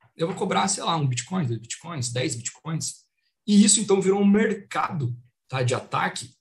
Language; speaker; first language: Portuguese; native; Portuguese